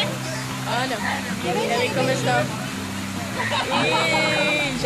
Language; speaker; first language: Portuguese; non-native, fluent; English